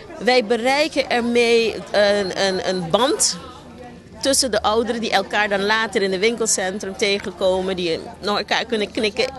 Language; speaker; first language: Dutch; native; Dutch